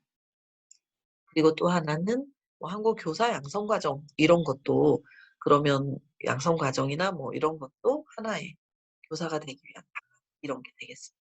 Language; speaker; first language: Korean; native; Korean